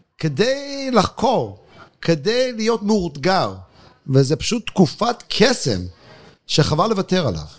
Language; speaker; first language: Hebrew; non-native, fluent; English